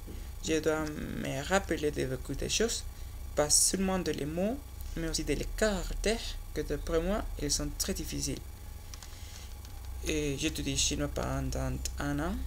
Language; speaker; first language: French; non-native, learner; Spanish